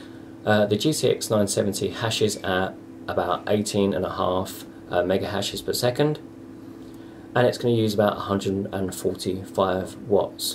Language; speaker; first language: English; native; English